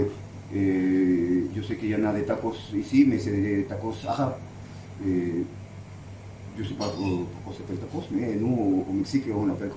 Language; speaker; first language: French; non-native, fluent; Spanish